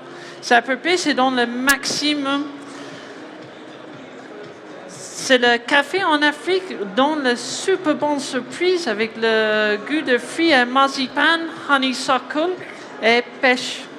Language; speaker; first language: French; non-native, learner; English